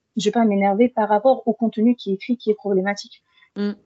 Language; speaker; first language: French; early bilingual, other home language; Arabic